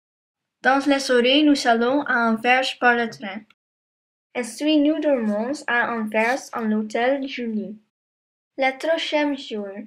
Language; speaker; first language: French; non-native, learner; Dutch